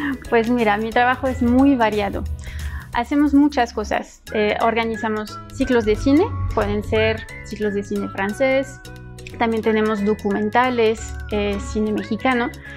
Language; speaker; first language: Spanish; non-native, fluent; French